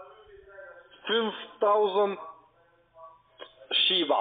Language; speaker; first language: German; non-native, learner; Italian